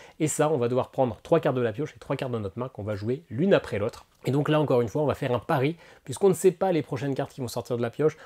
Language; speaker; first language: French; native; French